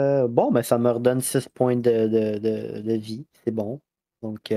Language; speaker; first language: French; native; French